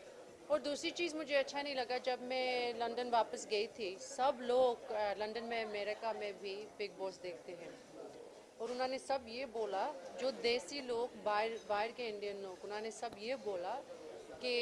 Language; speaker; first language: Hindi; early bilingual, heritage; English